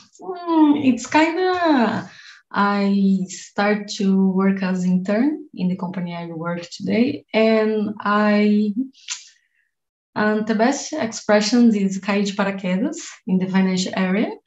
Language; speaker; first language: English; non-native, learner; Portuguese